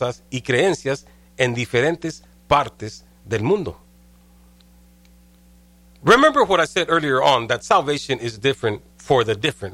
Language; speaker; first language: Spanish; early bilingual, heritage; Spanish